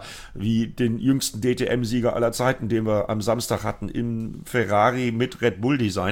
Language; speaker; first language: German; native; German